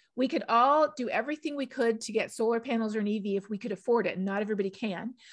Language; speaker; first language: English; native; English